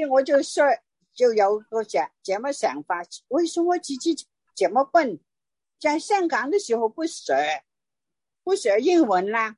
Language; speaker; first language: Chinese; non-native, local second language; Cantonese